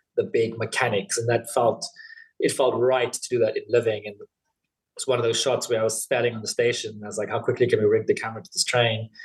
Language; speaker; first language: English; native; English